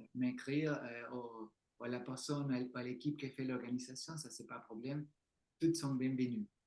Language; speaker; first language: French; non-native, learner; Spanish